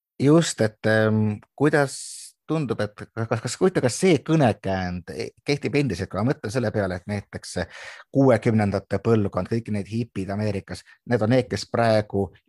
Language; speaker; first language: Estonian; native; Estonian